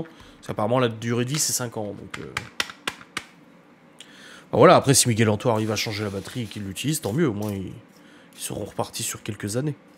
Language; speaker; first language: French; native; French